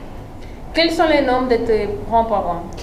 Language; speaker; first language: French; non-native, learner; Spanish